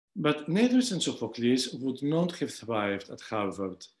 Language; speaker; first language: English; non-native, fluent; Greek